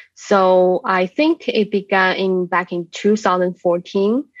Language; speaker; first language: English; non-native, fluent; Chinese